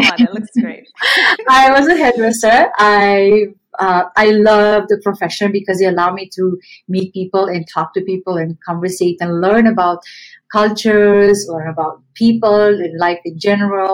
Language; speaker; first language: English; non-native, fluent; Romanian